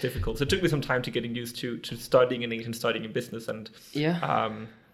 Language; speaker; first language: English; non-native, fluent; Danish